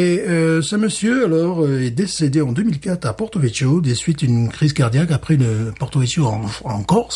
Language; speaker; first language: French; native; French